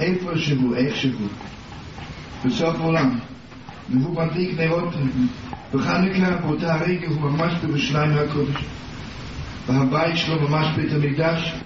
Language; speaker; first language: Hebrew; non-native, learner; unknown